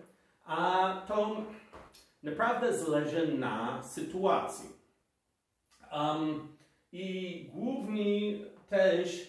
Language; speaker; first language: Polish; non-native, fluent; English